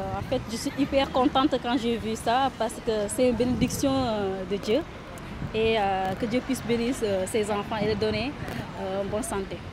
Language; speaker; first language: French; non-native, local second language; Wolof